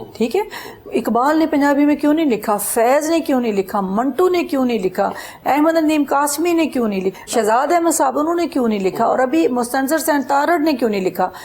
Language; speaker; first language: Urdu; non-native, local second language; Punjabi